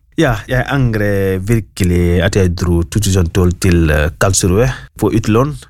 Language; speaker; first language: Norwegian; non-native, fluent; Wolof